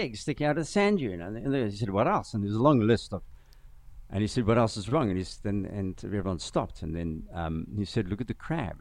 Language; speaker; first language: English; non-native, local second language; Zulu